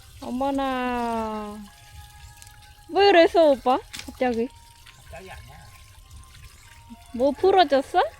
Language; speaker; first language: Korean; non-native, fluent; Khmer